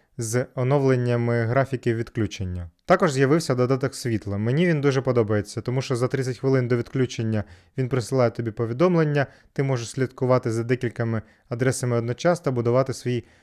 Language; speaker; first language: Ukrainian; non-native, local second language; Russian